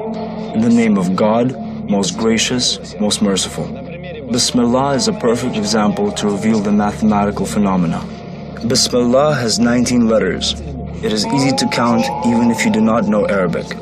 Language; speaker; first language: English; non-native, fluent; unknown